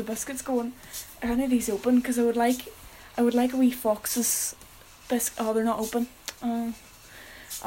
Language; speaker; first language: English; native; English